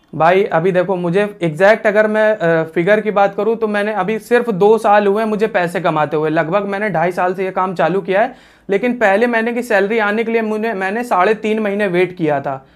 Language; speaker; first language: Hindi; native; Hindi